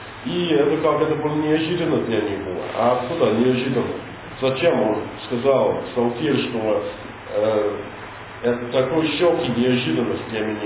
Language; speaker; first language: Russian; non-native, learner; English